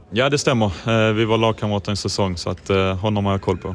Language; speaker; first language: Swedish; native; Swedish